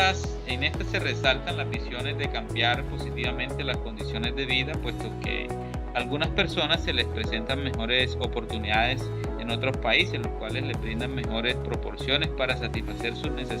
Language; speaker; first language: Spanish; native; Spanish